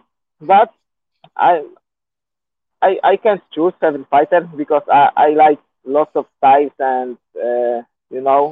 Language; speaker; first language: English; non-native, learner; Polish